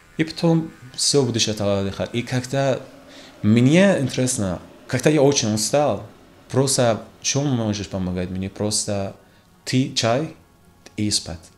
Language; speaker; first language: Russian; non-native, learner; Persian